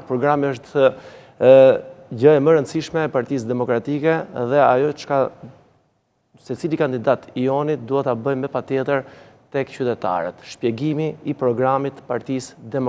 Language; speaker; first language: Albanian; native; Albanian